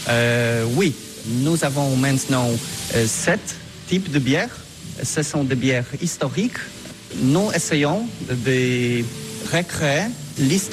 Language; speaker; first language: French; non-native, learner; Polish